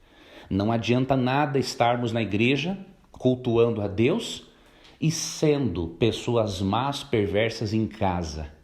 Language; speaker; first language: Portuguese; native; Portuguese